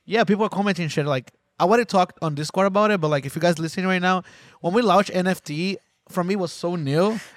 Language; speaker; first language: English; non-native, fluent; Portuguese